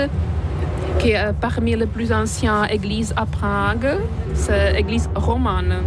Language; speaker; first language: French; non-native, fluent; Czech